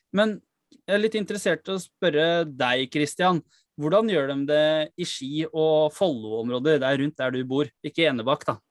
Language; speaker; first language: Norwegian; native; Norwegian